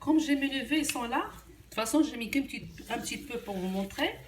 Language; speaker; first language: French; non-native, local second language; Arabic